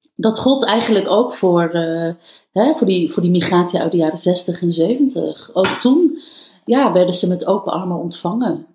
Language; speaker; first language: Dutch; early bilingual, other home language; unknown